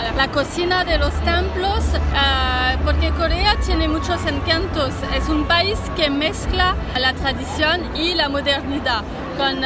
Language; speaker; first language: Spanish; non-native, fluent; French